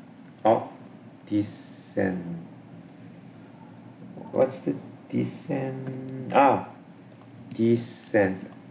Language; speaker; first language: English; non-native, learner; Korean